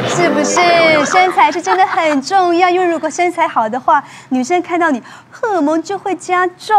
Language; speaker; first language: Chinese; native; Chinese